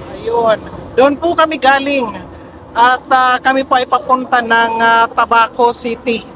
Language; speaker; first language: Filipino; non-native, local second language; Bikol